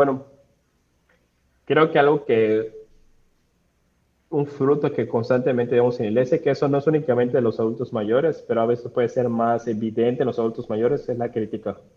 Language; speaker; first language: Spanish; native; Spanish